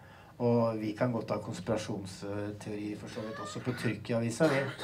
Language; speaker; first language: Norwegian; native; Norwegian